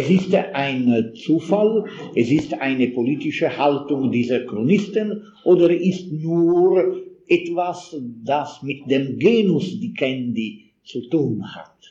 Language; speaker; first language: German; non-native, fluent; Italian